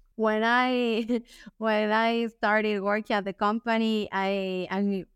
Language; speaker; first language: English; non-native, fluent; Spanish